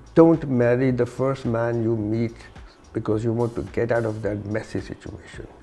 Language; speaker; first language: English; non-native, local second language; Urdu